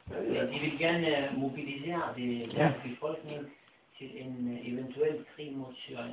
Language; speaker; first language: Danish; non-native, fluent; Arabic